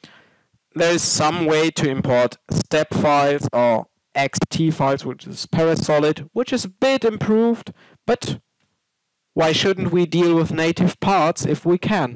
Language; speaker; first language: English; non-native, fluent; German